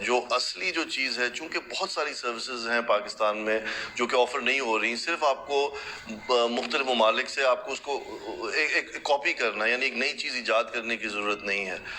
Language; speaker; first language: Urdu; native; Urdu